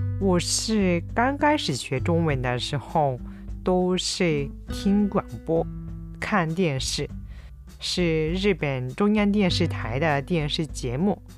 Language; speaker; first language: Chinese; non-native, fluent; Japanese